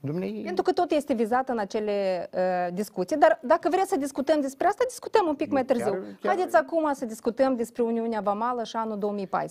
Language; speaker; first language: Romanian; native; Romanian